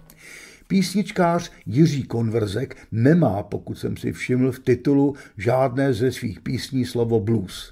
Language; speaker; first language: Czech; native; Czech